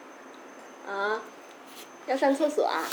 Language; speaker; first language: Chinese; native; Chinese